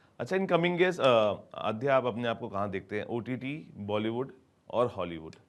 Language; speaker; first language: Hindi; native; Hindi